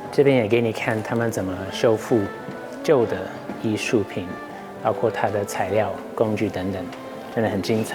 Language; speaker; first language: Chinese; non-native, fluent; English